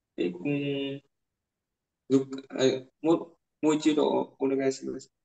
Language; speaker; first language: Japanese; non-native, learner; Vietnamese